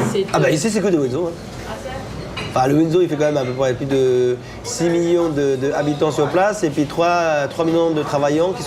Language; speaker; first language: French; non-native, fluent; Chinese